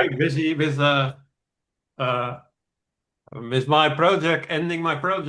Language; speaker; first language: English; non-native, fluent; Dutch